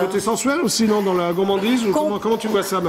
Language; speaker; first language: French; native; French